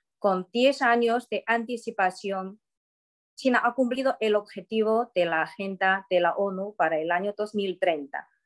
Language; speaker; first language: Spanish; non-native, fluent; Chinese